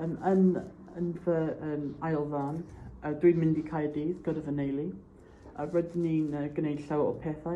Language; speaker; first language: Welsh; non-native, local second language; English